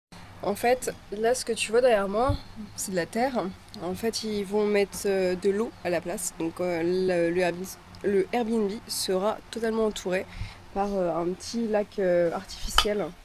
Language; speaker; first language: French; native; French